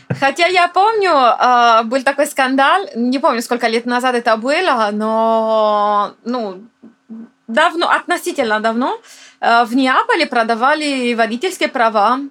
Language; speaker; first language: Russian; non-native, fluent; Italian